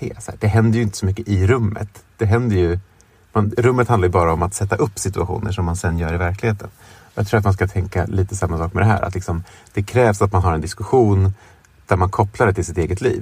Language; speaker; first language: Swedish; native; Swedish